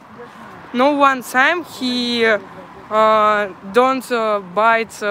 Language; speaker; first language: English; non-native, learner; Russian